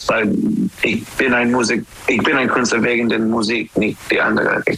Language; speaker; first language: German; non-native, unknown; English